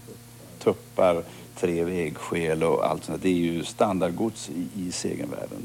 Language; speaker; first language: Swedish; native; Swedish